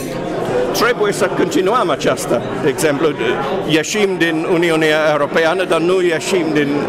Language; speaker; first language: Romanian; non-native, fluent; English